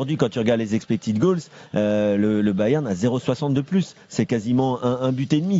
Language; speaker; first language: French; native; French